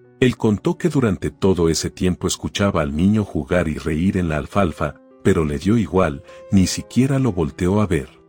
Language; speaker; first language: Spanish; native; Spanish